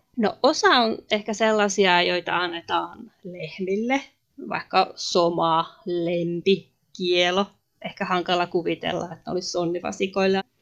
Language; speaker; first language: Finnish; native; Finnish